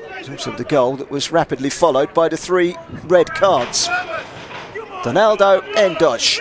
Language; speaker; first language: English; native; English